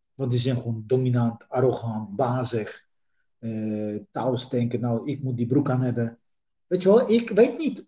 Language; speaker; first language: Dutch; non-native, fluent; Polish